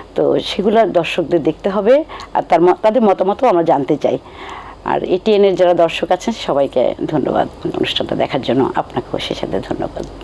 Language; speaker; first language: Bangla; native; Bangla